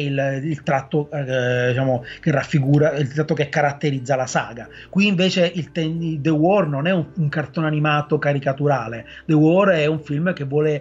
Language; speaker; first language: Italian; native; Italian